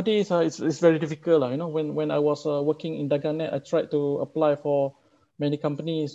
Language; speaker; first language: English; non-native, local second language; Malay